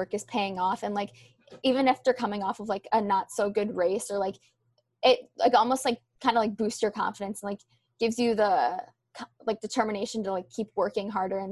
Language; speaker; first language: English; native; English